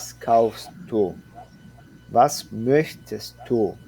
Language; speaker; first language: German; non-native, fluent; Spanish